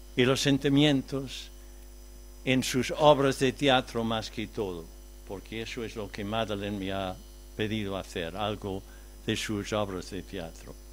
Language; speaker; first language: Spanish; non-native, fluent; English